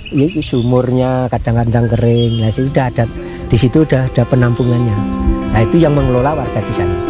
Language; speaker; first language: Indonesian; non-native, local second language; Javanese